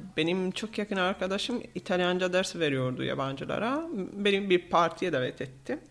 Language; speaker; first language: Turkish; non-native, fluent; Italian